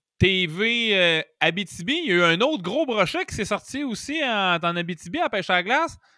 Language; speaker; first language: French; native; French